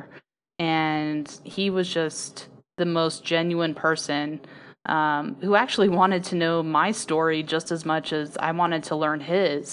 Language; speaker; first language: English; native; English